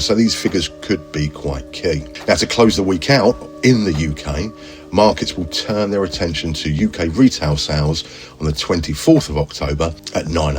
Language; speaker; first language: English; native; English